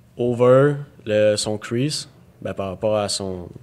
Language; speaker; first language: French; native; French